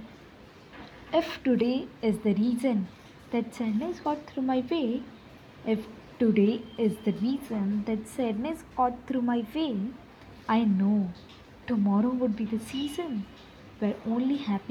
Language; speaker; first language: English; non-native, local second language; Gujarati